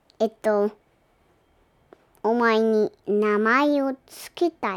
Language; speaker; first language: Japanese; early bilingual, heritage; Japanese